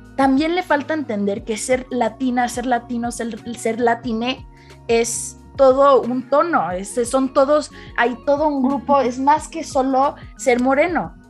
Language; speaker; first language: Spanish; early bilingual, heritage; Spanish